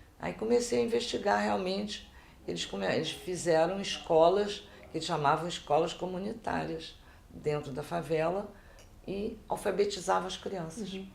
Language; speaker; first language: Portuguese; native; Portuguese